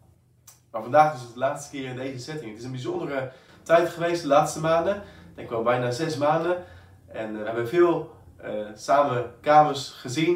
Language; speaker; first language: Dutch; native; Dutch